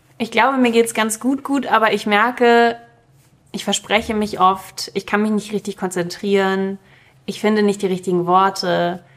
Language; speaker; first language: German; early bilingual, other home language; Russian